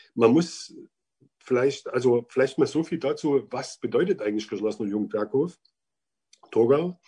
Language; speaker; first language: German; native; German